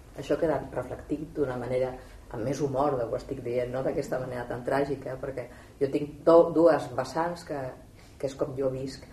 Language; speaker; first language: Catalan; non-native, local second language; Spanish